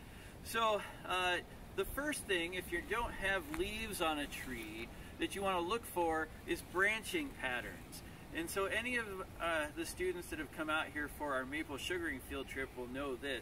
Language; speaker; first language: English; native; English